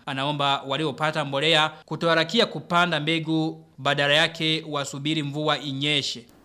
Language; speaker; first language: Swahili; non-native, local second language; Rundi